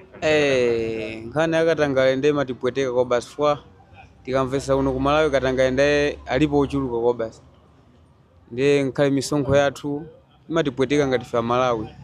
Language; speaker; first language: Nyanja; native; Nyanja